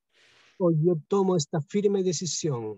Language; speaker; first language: Spanish; native; Spanish